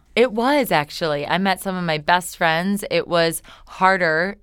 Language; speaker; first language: English; native; English